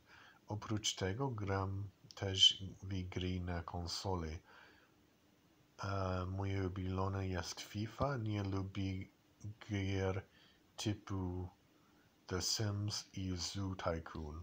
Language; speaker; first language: Polish; non-native, learner; English